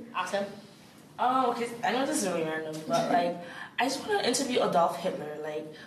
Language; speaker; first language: English; native; English